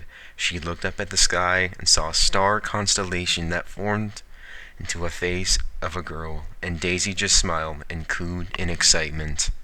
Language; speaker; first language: English; native; English